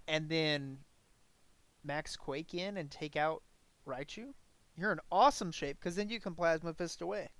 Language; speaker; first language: English; native; English